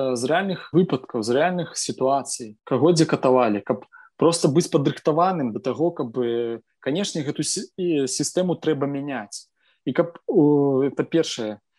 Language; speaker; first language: Belarusian; non-native, local second language; Russian